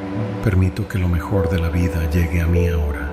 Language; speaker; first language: Spanish; native; Spanish